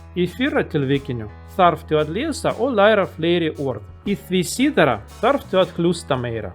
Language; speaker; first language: Icelandic; non-native, learner; Russian